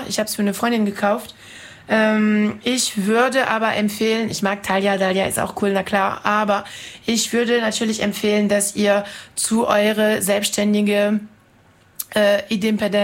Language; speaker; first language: German; non-native, fluent; French